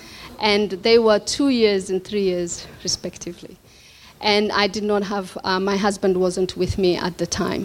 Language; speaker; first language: English; non-native, local second language; Somali